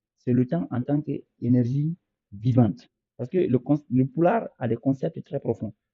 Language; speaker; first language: French; non-native, local second language; Fula